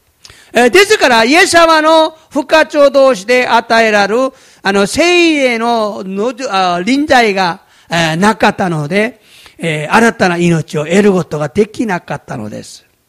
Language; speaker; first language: Japanese; non-native, fluent; Korean